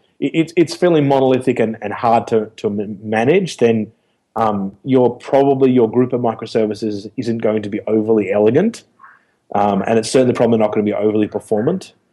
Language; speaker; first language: English; native; English